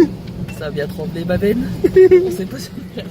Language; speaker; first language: French; native; French